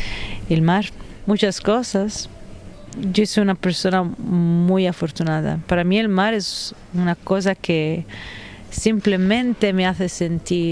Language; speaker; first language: Spanish; non-native, fluent; Italian